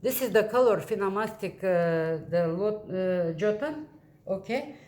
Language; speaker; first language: English; non-native, learner; Russian